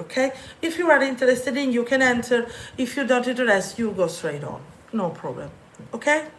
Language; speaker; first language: English; non-native, fluent; Italian